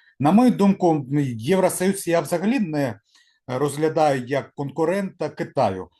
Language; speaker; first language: Ukrainian; non-native, local second language; Russian